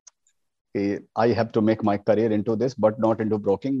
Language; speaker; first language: English; non-native, local second language; Hindi